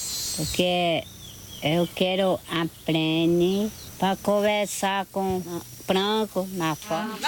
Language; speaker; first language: Portuguese; non-native, learner; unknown